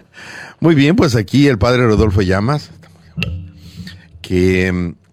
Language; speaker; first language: Spanish; native; Spanish